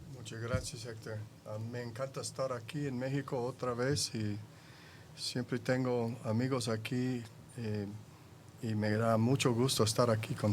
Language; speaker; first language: Spanish; non-native, fluent; English